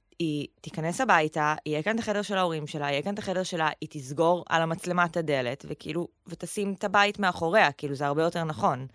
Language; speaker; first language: Hebrew; native; Hebrew